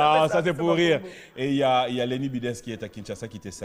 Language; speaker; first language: French; non-native, local second language; Lingala